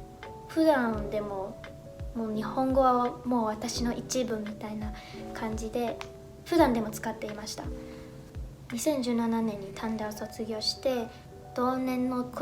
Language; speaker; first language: Japanese; non-native, fluent; Chinese